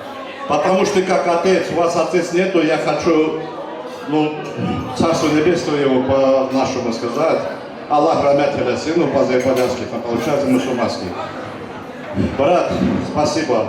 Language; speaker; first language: Russian; non-native, local second language; Armenian